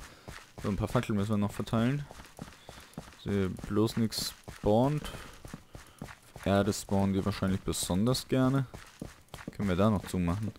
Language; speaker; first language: German; native; German